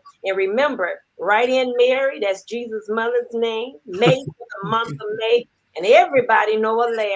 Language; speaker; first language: English; native; English